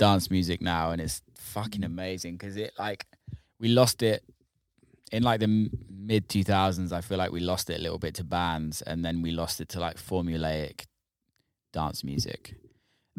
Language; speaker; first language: English; native; English